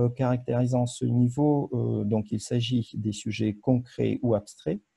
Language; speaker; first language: French; non-native, fluent; Russian